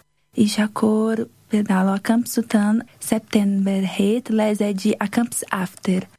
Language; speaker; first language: Hungarian; non-native, learner; Portuguese